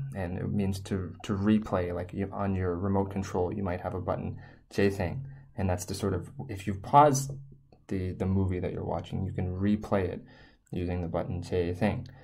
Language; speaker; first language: English; native; English